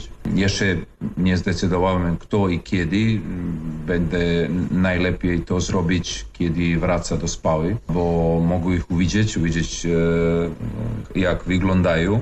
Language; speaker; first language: Polish; non-native, fluent; Serbian